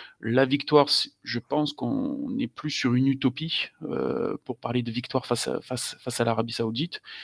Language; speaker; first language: French; native; French